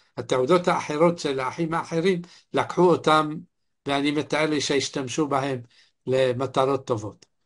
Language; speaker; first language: Hebrew; non-native, fluent; Arabic